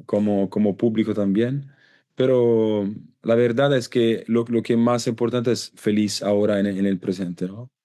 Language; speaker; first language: Spanish; non-native, learner; Italian